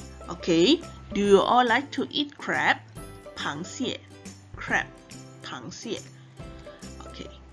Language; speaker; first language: English; non-native, local second language; Chinese